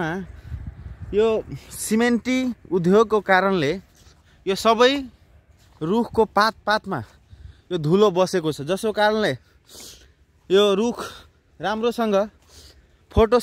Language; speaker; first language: Nepali; non-native, local second language; Maithili